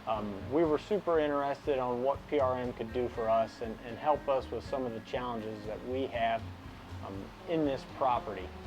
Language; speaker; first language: English; native; English